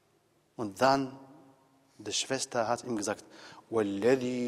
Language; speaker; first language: German; non-native, fluent; Arabic